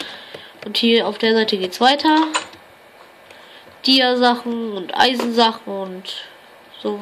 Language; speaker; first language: German; native; German